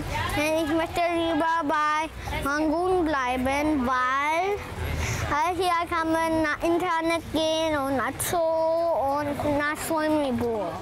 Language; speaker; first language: German; early bilingual, heritage; German